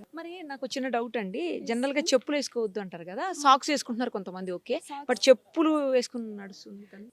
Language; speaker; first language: Telugu; native; Telugu